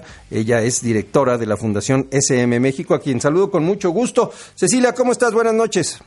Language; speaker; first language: Spanish; native; Spanish